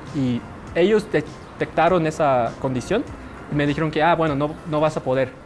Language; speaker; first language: Spanish; non-native, fluent; Korean